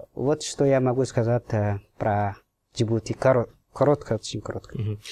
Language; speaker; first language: Russian; non-native, fluent; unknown